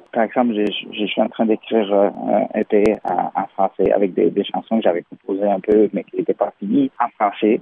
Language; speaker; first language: French; non-native, fluent; Spanish